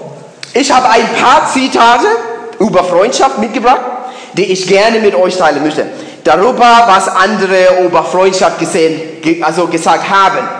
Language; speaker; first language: German; non-native, learner; English